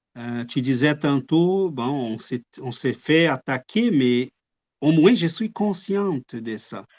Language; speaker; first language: French; non-native, fluent; Portuguese